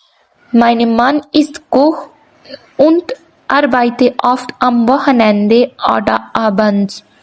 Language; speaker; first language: German; non-native, learner; Urdu